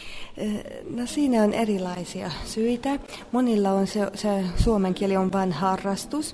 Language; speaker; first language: Finnish; non-native, fluent; Hungarian